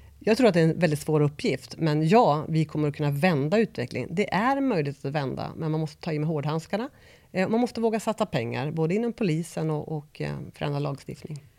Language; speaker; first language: Swedish; native; Swedish